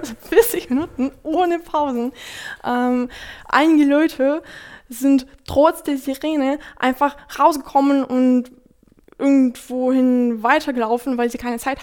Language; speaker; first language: German; non-native, fluent; Ukrainian